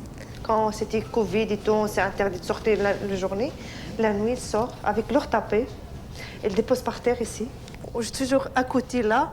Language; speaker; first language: French; non-native, learner; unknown